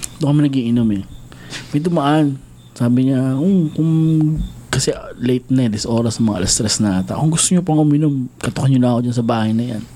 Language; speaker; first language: Filipino; native; Filipino